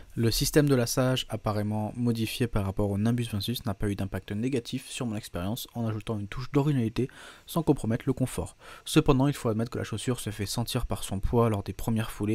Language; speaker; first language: French; native; French